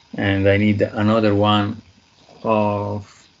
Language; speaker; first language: English; non-native, fluent; Italian